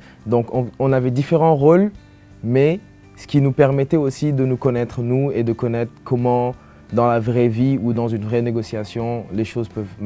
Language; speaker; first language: French; non-native, local second language; Wolof